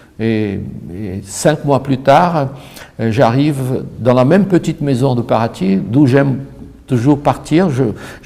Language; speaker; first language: French; non-native, fluent; Portuguese